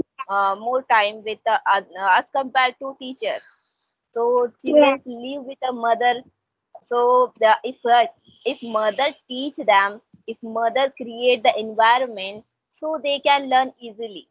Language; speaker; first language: English; non-native, local second language; Hindi